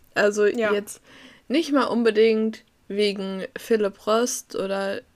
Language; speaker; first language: German; native; German